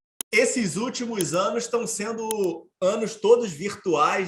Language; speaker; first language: Portuguese; native; Portuguese